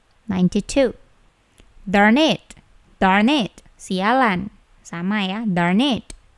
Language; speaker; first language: English; non-native, fluent; Indonesian